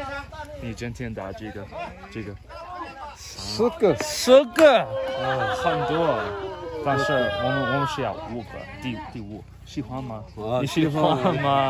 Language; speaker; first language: Chinese; non-native, learner; English